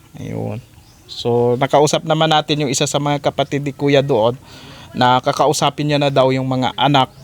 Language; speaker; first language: Filipino; non-native, local second language; Aklanon